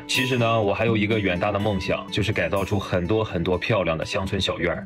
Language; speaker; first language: Chinese; native; Chinese